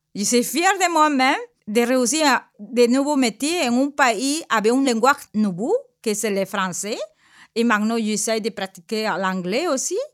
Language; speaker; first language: French; non-native, learner; Spanish